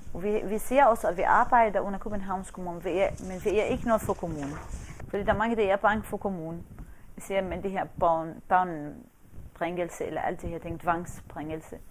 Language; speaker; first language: Danish; non-native, fluent; Arabic